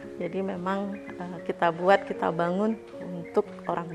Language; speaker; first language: Indonesian; native; Indonesian